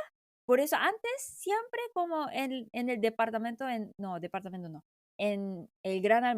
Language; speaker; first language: Spanish; non-native, fluent; Korean